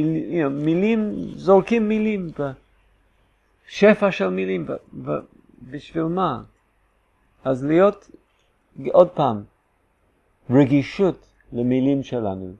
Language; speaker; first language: Hebrew; non-native, fluent; English